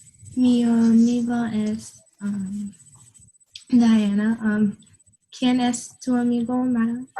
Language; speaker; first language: Spanish; non-native, learner; English